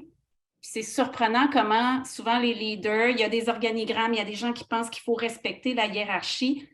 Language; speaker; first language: French; native; French